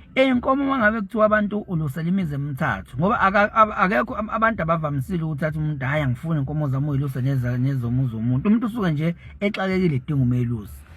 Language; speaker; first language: Zulu; native; Zulu